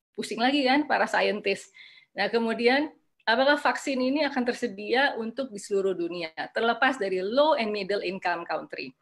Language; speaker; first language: Indonesian; native; Indonesian